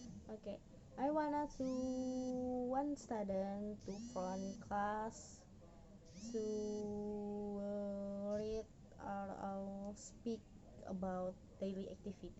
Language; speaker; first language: English; non-native, learner; Indonesian